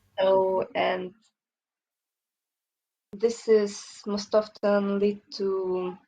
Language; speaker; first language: English; non-native, learner; Russian